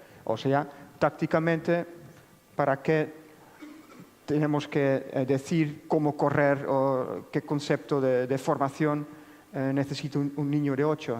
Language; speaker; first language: Spanish; non-native, fluent; Dutch